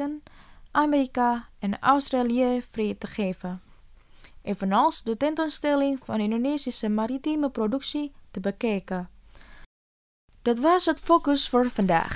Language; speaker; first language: Dutch; non-native, fluent; Indonesian